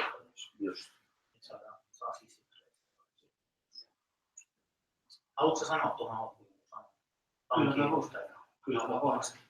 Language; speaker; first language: Finnish; native; Finnish